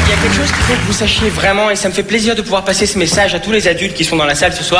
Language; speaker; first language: French; native; French